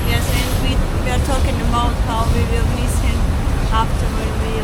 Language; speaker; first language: English; non-native, learner; Russian